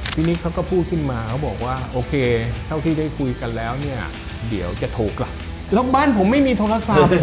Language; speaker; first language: Thai; native; Thai